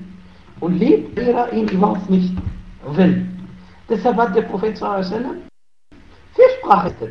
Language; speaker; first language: German; non-native, fluent; Arabic